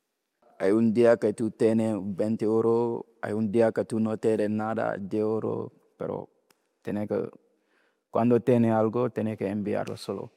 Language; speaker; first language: Spanish; non-native, learner; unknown